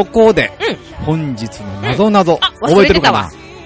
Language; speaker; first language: Japanese; native; Japanese